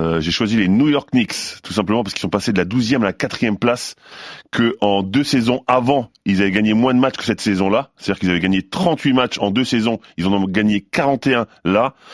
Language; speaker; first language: French; native; French